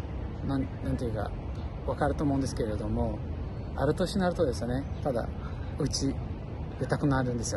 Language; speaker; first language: Japanese; non-native, fluent; Portuguese